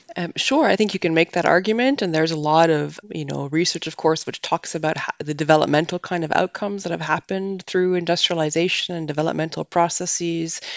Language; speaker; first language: English; native; English